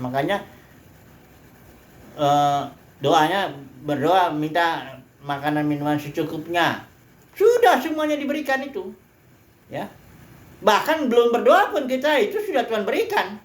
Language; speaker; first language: Indonesian; native; Indonesian